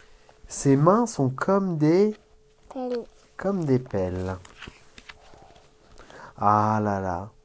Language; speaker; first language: French; native; French